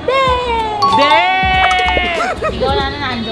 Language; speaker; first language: Korean; non-native, learner; Indonesian